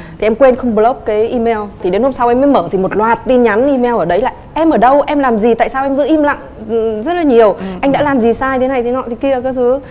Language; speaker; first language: Vietnamese; native; Vietnamese